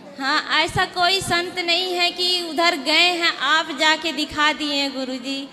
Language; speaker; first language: Hindi; native; Hindi